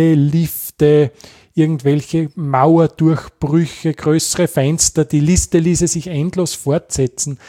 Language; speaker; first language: German; native; German